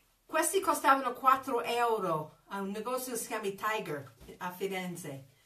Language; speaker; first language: Italian; non-native, fluent; English